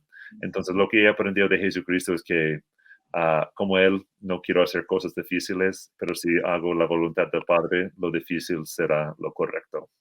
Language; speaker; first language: Spanish; non-native, fluent; English